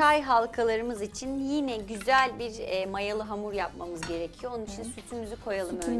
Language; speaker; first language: Turkish; native; Turkish